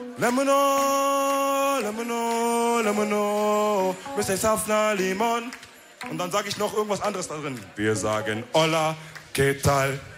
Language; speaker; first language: German; early bilingual, other home language; Wolof